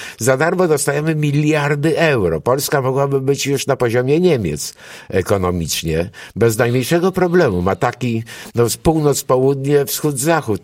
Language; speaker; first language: Polish; early bilingual, other home language; Greek